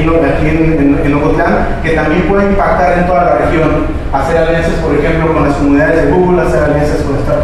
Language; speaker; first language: Spanish; native; Spanish